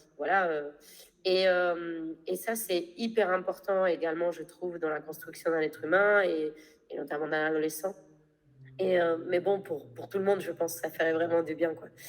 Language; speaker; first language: French; non-native, fluent; Spanish